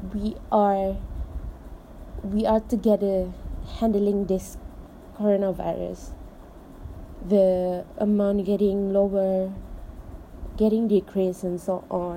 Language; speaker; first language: English; non-native, local second language; Malay